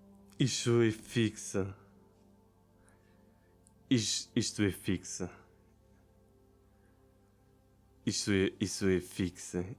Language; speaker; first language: Portuguese; non-native, learner; German